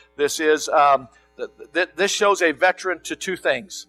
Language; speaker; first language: English; native; English